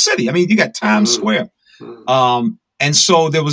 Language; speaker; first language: English; native; English